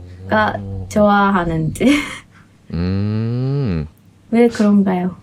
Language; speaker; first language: Korean; non-native, fluent; Japanese